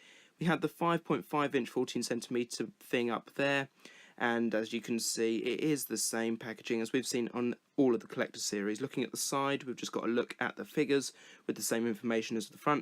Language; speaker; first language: English; native; English